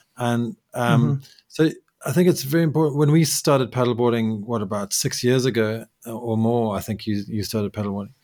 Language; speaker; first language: English; native; English